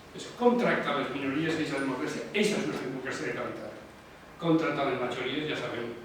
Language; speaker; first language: Catalan; non-native, local second language; Spanish